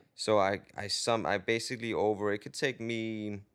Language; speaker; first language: English; non-native, fluent; Danish